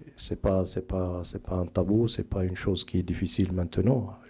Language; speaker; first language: French; non-native, local second language; Arabic